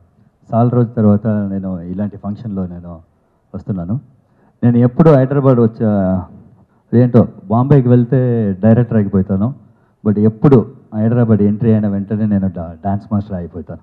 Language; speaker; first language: Telugu; non-native, learner; Tamil